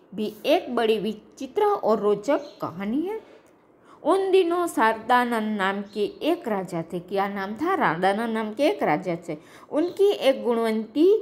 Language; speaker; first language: Hindi; non-native, local second language; Gujarati